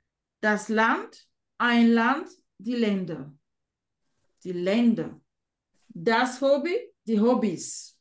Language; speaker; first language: German; non-native, fluent; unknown